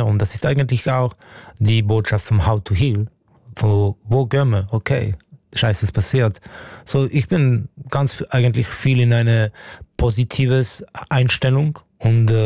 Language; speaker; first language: German; non-native, fluent; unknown